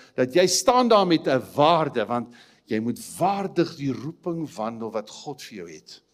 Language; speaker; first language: Afrikaans; native; Afrikaans